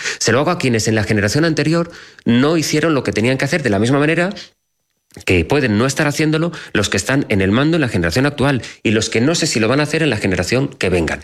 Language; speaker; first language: Spanish; native; Spanish